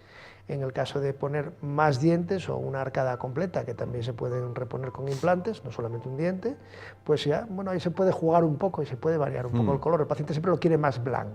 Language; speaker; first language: Spanish; native; Spanish